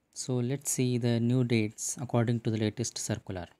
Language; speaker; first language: English; non-native, local second language; Kannada